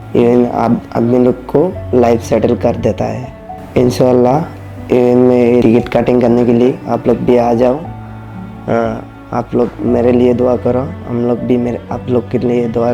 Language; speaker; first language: Hindi; non-native, learner; Bangla